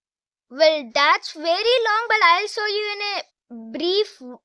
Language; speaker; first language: English; non-native, local second language; Hindi